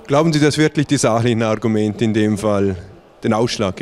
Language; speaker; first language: German; native; German